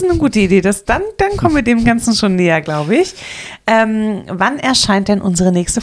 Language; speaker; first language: German; native; German